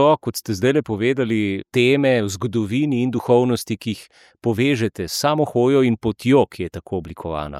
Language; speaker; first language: Slovenian; native; Slovenian